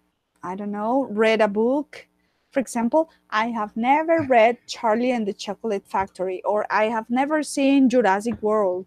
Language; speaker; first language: English; non-native, fluent; Spanish